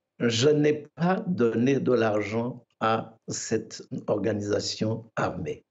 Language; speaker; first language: French; non-native, local second language; Kinyarwanda